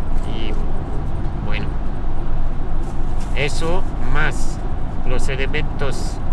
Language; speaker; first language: Spanish; non-native, fluent; French